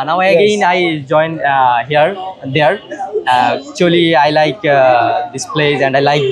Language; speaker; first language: English; non-native, learner; Bangla